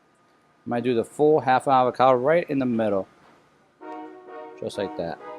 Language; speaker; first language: English; native; English